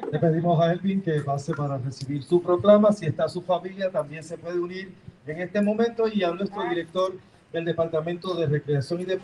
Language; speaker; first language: Spanish; native; Spanish